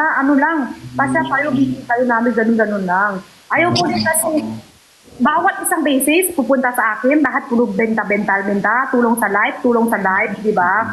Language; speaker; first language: Filipino; non-native, learner; Korean